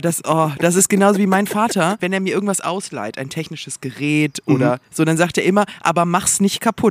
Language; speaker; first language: German; native; German